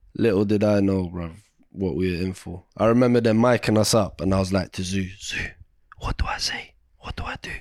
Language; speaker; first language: English; native; English